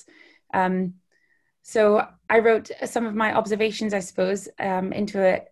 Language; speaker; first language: English; native; English